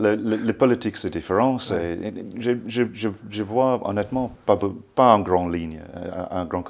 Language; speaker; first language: French; non-native, fluent; English